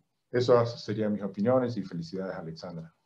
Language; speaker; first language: Spanish; native; Spanish